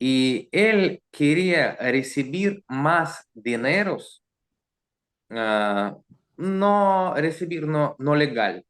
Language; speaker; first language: Spanish; non-native, learner; Russian